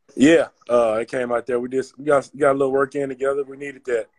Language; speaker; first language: English; native; English